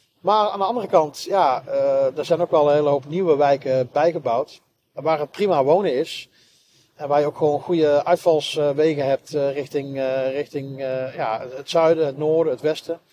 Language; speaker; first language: Dutch; native; Dutch